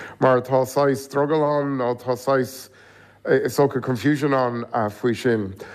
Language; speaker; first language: Irish; non-native, local second language; English